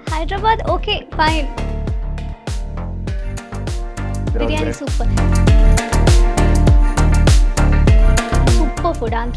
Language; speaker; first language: Telugu; non-native, learner; Malayalam